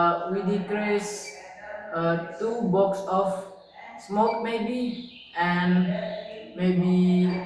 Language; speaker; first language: English; non-native, learner; Indonesian